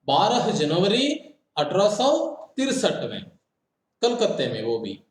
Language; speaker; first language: Hindi; non-native, local second language; Kannada